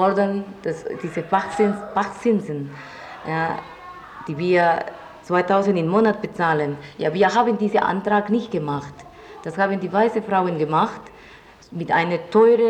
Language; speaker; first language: German; non-native, fluent; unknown